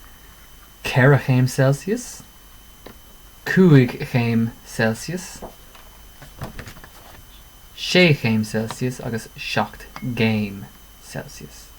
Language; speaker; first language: Irish; non-native, local second language; English